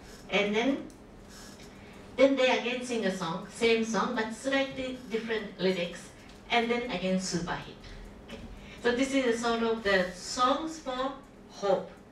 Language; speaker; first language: English; non-native, local second language; Japanese